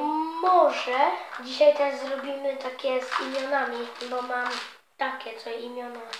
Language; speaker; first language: Polish; early bilingual, heritage; Polish